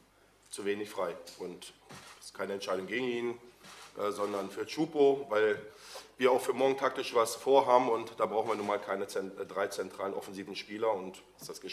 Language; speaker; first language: German; native; German